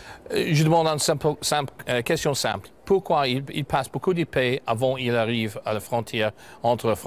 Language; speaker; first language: French; non-native, learner; English